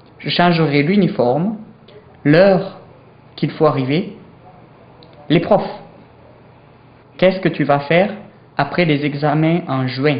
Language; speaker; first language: French; non-native, learner; English